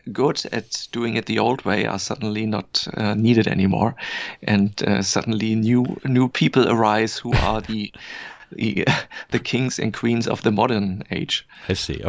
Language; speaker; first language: English; non-native, fluent; German